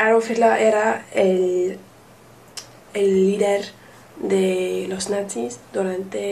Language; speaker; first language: Spanish; non-native, learner; English